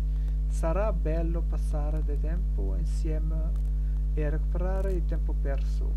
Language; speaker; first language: Italian; non-native, learner; German